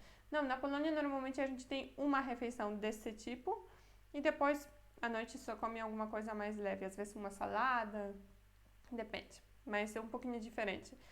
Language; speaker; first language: Portuguese; non-native, fluent; Polish